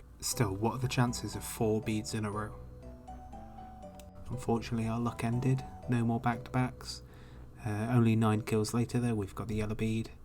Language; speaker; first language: English; native; English